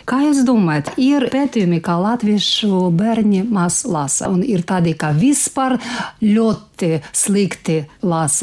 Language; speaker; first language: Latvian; non-native, learner; Ukrainian